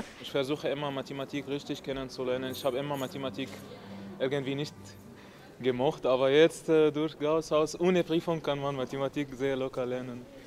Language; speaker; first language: German; non-native, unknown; Arabic